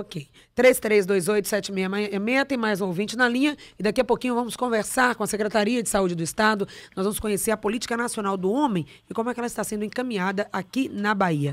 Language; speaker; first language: Portuguese; native; Portuguese